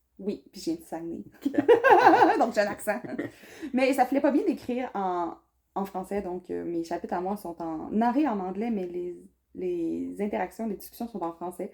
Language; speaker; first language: French; native; French